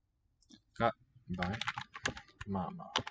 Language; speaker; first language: Russian; non-native, learner; English